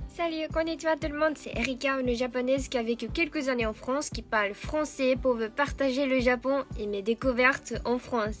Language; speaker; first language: French; non-native, fluent; Japanese